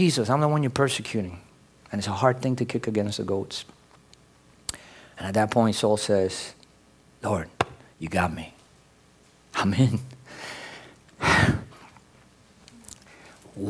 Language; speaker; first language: English; early bilingual, other home language; Spanish